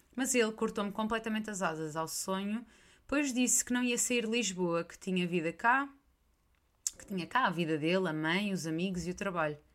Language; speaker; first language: Portuguese; native; Portuguese